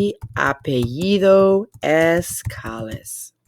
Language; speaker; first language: Spanish; non-native, fluent; English